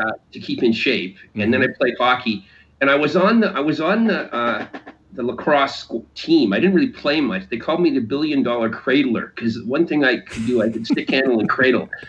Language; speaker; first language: English; native; English